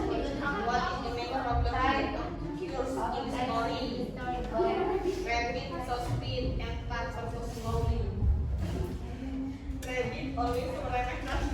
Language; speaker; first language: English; non-native, learner; Indonesian